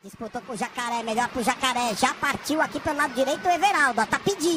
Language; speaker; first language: Portuguese; native; Portuguese